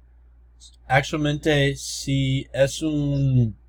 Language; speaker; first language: Spanish; non-native, learner; English